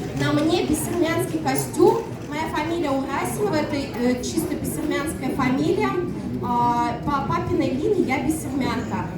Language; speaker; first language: Russian; non-native, local second language; Udmurt